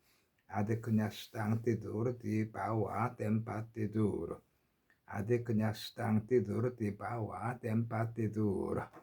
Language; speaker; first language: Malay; non-native, learner; Korean